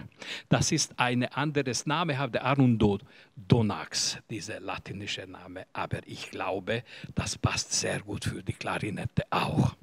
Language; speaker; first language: German; non-native, learner; Hungarian